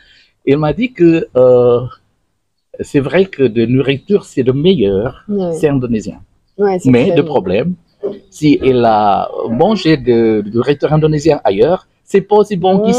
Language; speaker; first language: French; non-native, learner; Indonesian